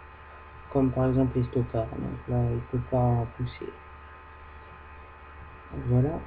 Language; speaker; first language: French; native; French